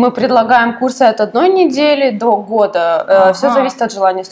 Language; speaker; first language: Russian; native; Russian